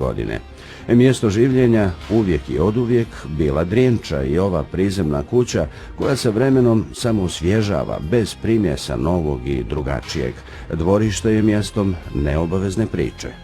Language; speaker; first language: Bosnian; native; Bosnian